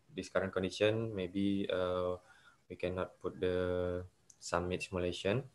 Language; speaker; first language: English; non-native, learner; Indonesian